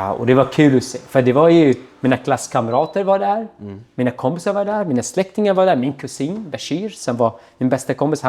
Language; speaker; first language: Swedish; non-native, fluent; Arabic